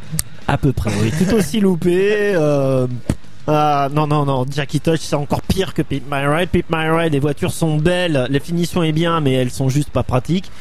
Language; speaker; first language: French; native; French